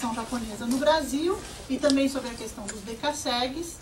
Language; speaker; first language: Portuguese; native; Portuguese